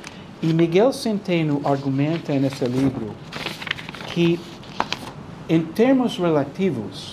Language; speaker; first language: Spanish; non-native, fluent; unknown